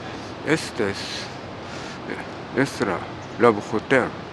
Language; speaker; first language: Spanish; non-native, learner; Japanese